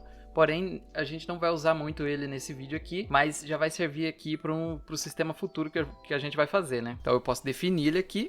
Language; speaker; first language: Portuguese; native; Portuguese